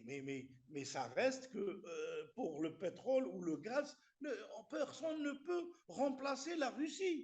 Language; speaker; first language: French; non-native, local second language; Arabic